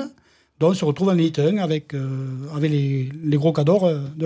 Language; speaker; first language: French; native; French